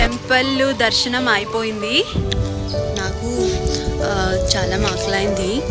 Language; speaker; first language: Telugu; non-native, learner; Kannada